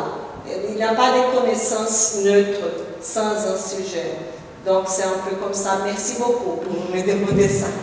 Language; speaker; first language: French; non-native, fluent; Portuguese